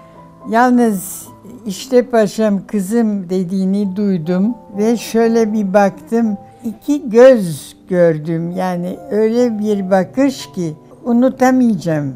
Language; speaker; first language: Turkish; non-native, fluent; German